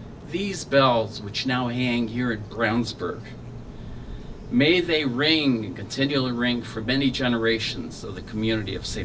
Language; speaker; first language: English; early bilingual, other home language; Slovenian